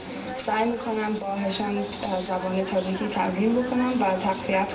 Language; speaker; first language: Persian; non-native, learner; English